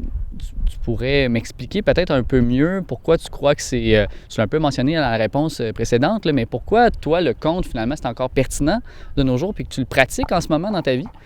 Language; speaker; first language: French; native; French